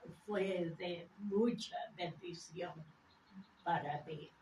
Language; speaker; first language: Spanish; non-native, fluent; English